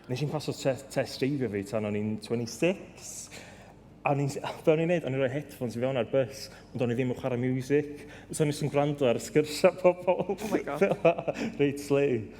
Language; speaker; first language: Welsh; native; Welsh